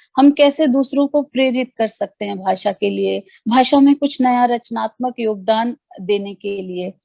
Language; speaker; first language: Hindi; native; Hindi